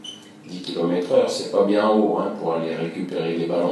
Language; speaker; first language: French; native; French